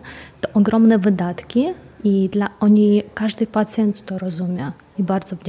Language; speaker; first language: Polish; non-native, fluent; Ukrainian